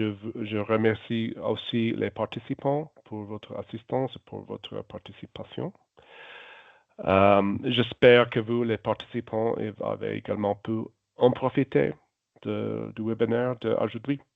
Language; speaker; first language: French; non-native, local second language; German